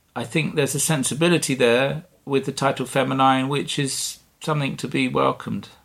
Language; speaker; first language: English; native; English